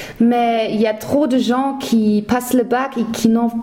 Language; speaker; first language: French; non-native, fluent; German